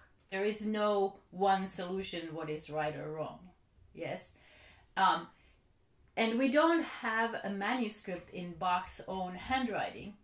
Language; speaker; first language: English; non-native, fluent; Finnish